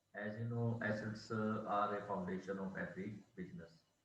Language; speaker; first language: English; non-native, local second language; Punjabi